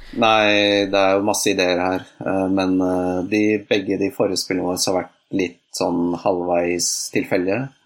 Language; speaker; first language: Norwegian; native; Norwegian